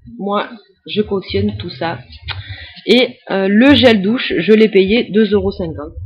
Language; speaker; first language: French; native; French